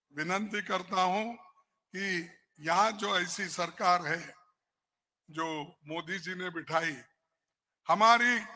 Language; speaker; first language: Hindi; non-native, local second language; Kannada